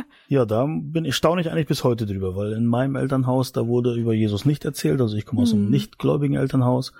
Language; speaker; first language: German; native; German